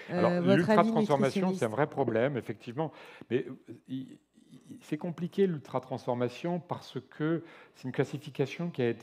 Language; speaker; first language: French; native; French